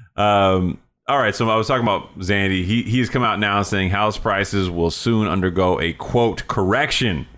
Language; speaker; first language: English; early bilingual, other home language; Persian